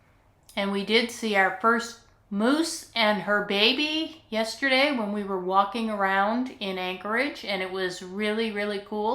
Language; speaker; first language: English; native; English